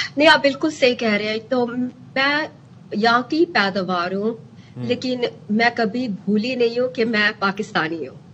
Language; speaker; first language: Urdu; early bilingual, heritage; Urdu